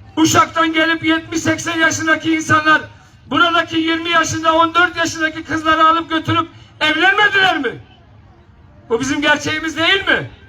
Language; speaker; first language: Turkish; non-native, local second language; Kurdish